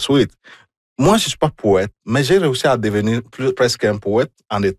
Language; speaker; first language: French; non-native, fluent; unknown